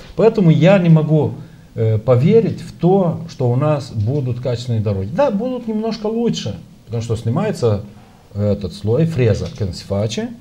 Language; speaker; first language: Russian; non-native, local second language; Romanian